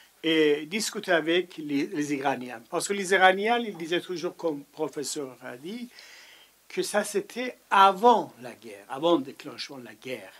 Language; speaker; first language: French; non-native, fluent; Persian